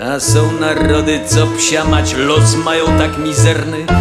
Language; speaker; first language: Polish; native; Polish